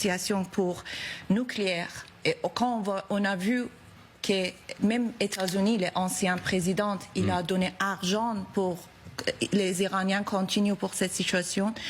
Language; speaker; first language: French; non-native, learner; Persian